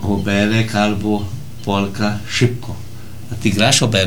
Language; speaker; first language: Polish; early bilingual, heritage; Portuguese